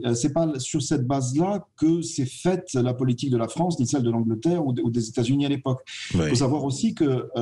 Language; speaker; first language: French; native; French